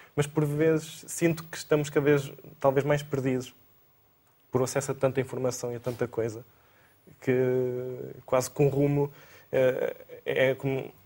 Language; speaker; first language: Portuguese; native; Portuguese